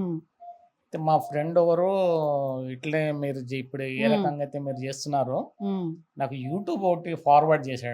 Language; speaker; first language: Telugu; native; Telugu